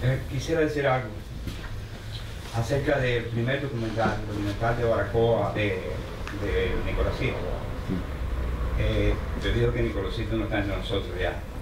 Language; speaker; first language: Spanish; native; Spanish